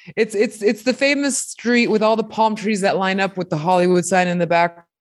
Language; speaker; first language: English; early bilingual, other home language; Spanish